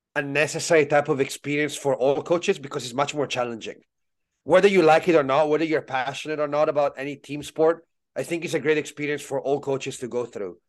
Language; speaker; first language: English; non-native, fluent; Italian